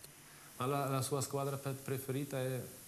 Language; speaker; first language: Italian; non-native, fluent; Swedish